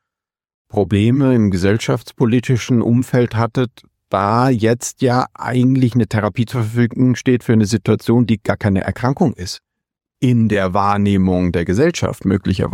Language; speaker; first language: German; native; German